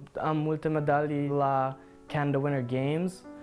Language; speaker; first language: Romanian; early bilingual, heritage; Romanian